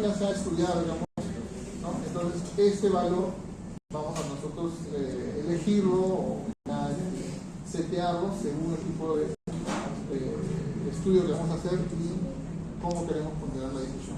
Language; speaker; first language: Spanish; native; Spanish